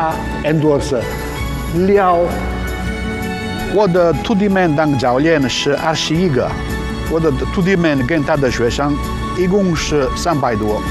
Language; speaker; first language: Chinese; non-native, learner; Italian